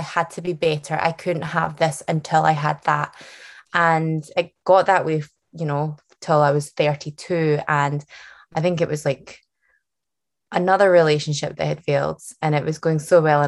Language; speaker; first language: English; native; English